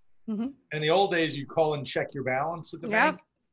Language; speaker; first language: English; native; English